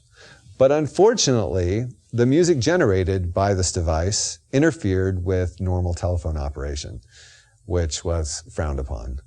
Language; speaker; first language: English; native; English